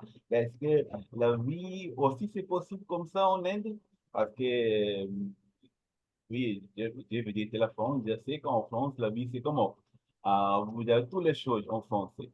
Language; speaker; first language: French; non-native, learner; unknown